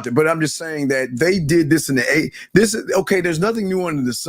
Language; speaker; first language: English; native; English